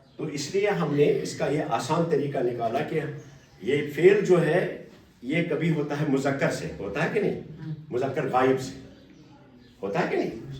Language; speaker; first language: Urdu; non-native, local second language; Kashmiri